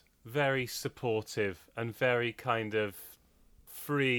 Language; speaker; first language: English; native; English